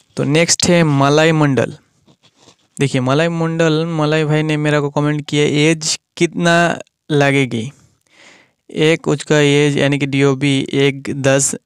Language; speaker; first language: Hindi; non-native, local second language; Bangla